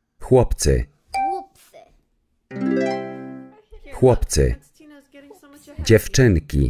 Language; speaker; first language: Polish; non-native, learner; English